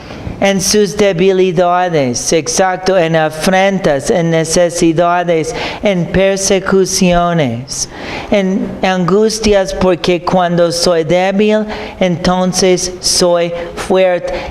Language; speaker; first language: Spanish; non-native, fluent; English